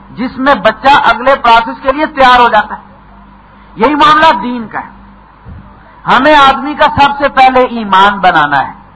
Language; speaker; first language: Urdu; non-native, local second language; Punjabi